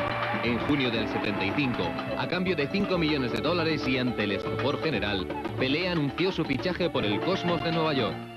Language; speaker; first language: Spanish; native; Spanish